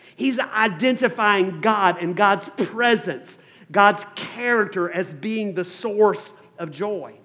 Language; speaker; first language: English; native; English